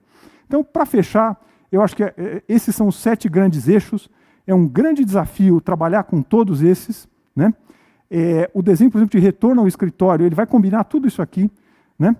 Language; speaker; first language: Portuguese; native; Portuguese